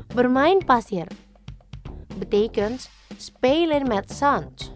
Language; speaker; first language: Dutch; non-native, fluent; Indonesian